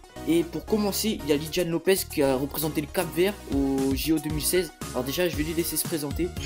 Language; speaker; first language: French; native; French